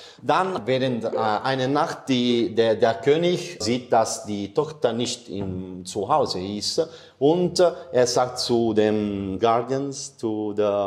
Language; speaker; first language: German; non-native, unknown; Italian